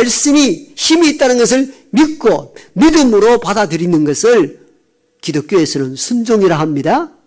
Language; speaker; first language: Korean; native; Korean